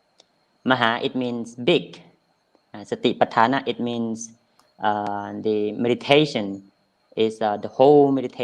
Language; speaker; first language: English; non-native, fluent; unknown